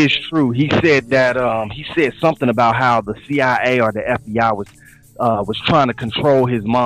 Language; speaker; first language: English; native; English